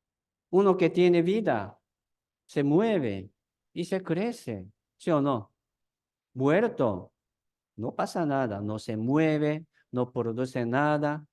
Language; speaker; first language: Spanish; non-native, fluent; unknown